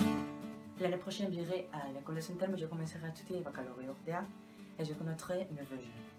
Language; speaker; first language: French; non-native, learner; Spanish